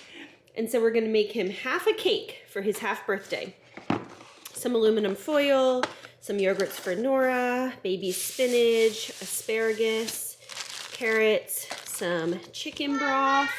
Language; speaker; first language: English; native; English